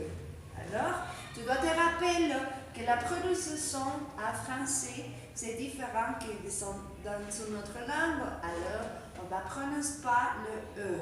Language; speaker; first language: French; non-native, fluent; Spanish